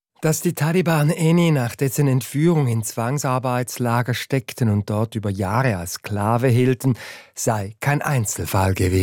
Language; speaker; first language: German; native; German